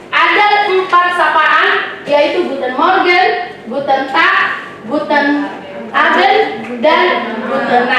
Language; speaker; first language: German; non-native, learner; Indonesian